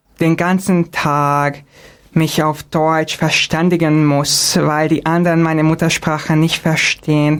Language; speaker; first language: German; non-native, fluent; Hungarian